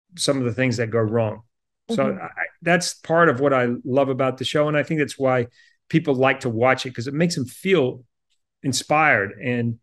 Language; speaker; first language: English; native; English